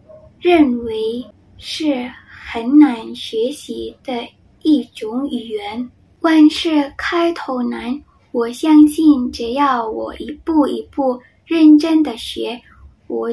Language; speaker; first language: Chinese; non-native, fluent; Indonesian